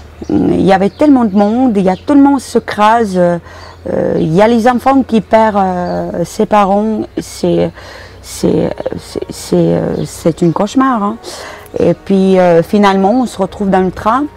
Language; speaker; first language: French; non-native, fluent; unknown